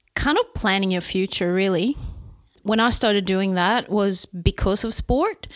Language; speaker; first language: English; non-native, fluent; Swedish